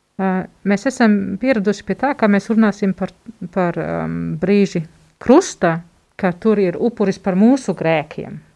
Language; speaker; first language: Latvian; non-native, fluent; German